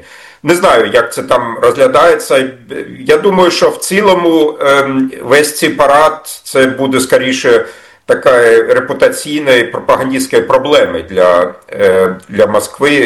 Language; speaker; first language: Ukrainian; non-native, fluent; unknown